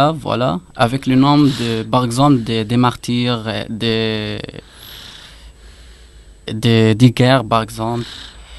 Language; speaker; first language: French; non-native, fluent; Arabic